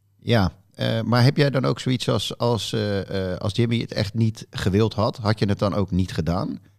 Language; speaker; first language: Dutch; native; Dutch